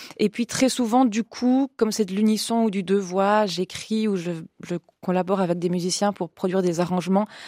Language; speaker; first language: French; native; French